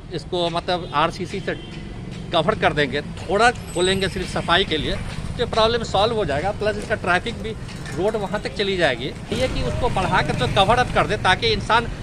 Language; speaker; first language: Hindi; native; Hindi